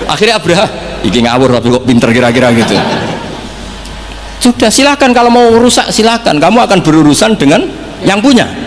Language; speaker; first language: Indonesian; non-native, local second language; Javanese